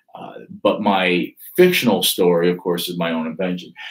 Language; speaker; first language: English; native; English